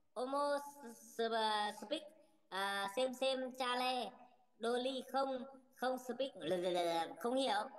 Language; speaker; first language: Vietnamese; non-native, learner; Indonesian